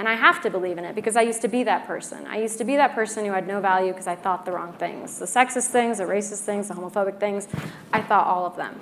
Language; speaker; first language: English; native; English